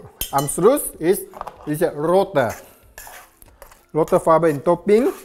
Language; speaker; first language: German; non-native, learner; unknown